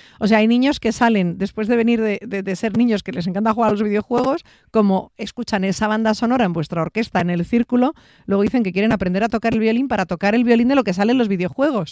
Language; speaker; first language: Spanish; native; Spanish